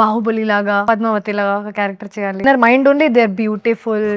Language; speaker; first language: Telugu; non-native, local second language; Hindi